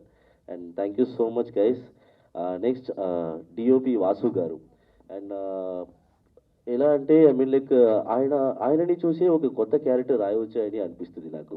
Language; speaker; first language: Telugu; non-native, learner; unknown